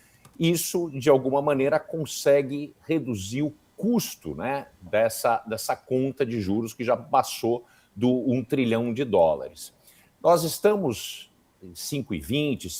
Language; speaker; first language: Portuguese; native; Portuguese